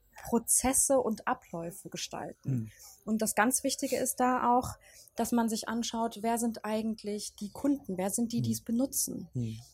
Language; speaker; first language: German; native; German